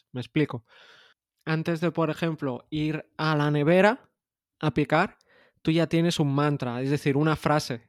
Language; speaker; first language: Spanish; native; Spanish